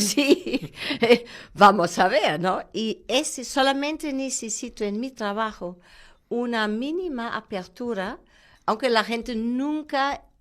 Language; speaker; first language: Spanish; non-native, fluent; German